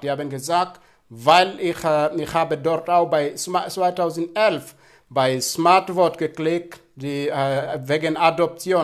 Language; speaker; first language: German; non-native, fluent; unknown